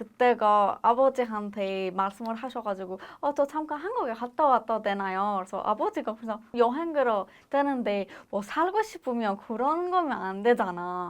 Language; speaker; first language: Korean; non-native, fluent; Persian